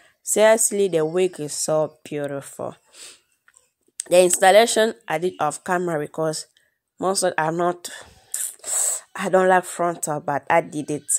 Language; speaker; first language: English; non-native, learner; Lingala